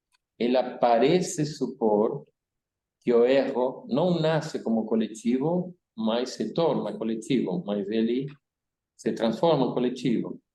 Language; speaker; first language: Portuguese; non-native, fluent; Spanish